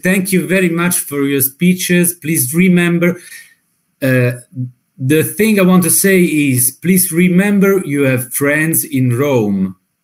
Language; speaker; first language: English; non-native, fluent; Italian